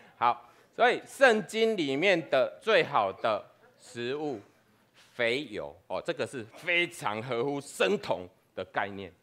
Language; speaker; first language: Chinese; non-native, fluent; Spanish